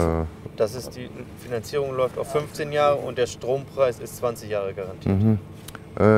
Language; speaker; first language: German; native; German